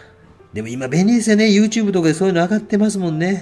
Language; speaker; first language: Japanese; native; Japanese